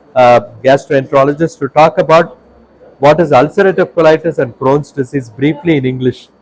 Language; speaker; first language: English; non-native, local second language; Tamil